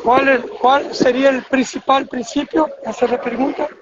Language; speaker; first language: Spanish; non-native, fluent; Portuguese